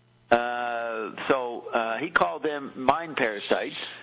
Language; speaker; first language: English; native; English